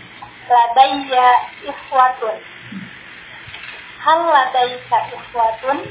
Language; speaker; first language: Arabic; non-native, learner; Indonesian